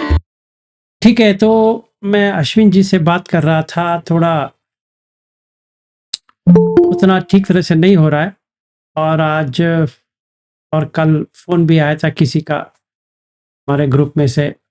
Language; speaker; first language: Hindi; native; Hindi